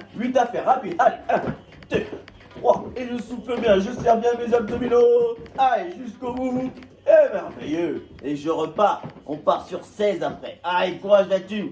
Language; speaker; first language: French; native; French